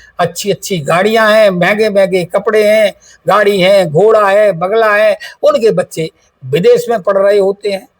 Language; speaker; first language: Hindi; native; Hindi